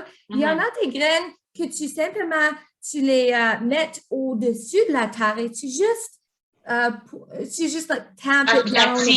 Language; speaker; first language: French; non-native, local second language; English